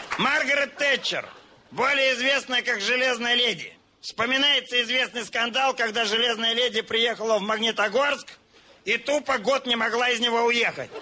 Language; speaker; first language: Russian; native; Russian